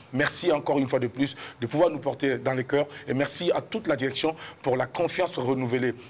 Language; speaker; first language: French; non-native, local second language; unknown